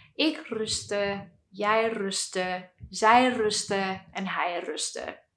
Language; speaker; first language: Dutch; non-native, fluent; English